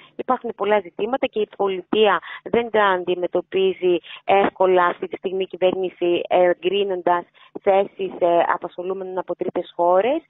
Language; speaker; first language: Greek; native; Greek